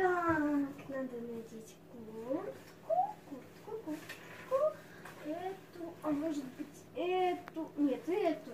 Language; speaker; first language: Russian; native; Russian